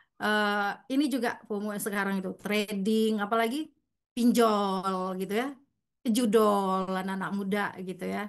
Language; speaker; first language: Indonesian; native; Indonesian